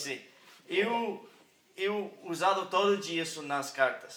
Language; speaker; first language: Portuguese; non-native, learner; English